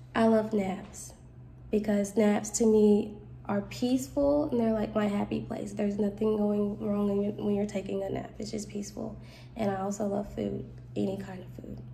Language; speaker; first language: English; native; English